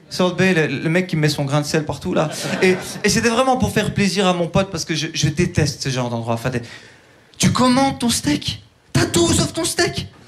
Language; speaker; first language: French; early bilingual, other home language; Turkish